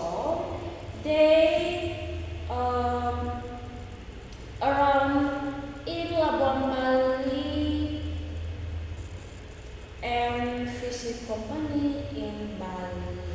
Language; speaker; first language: English; non-native, learner; Indonesian